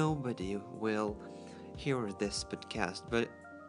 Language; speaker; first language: English; non-native, learner; Russian